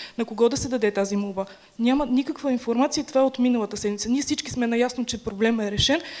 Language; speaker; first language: Bulgarian; native; Bulgarian